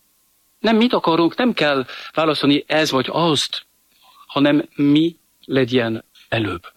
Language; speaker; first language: Hungarian; non-native, fluent; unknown